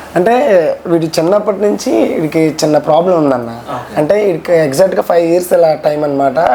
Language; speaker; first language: Telugu; native; Telugu